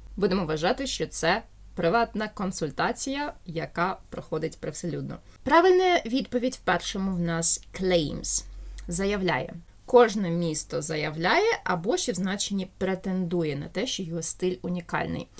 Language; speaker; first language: Ukrainian; native; Ukrainian